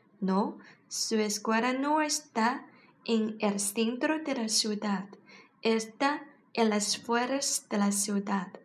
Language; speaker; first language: Spanish; non-native, learner; Chinese